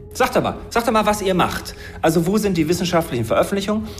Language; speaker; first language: German; native; German